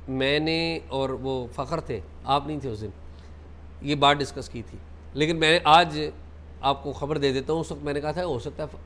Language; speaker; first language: Urdu; native; Urdu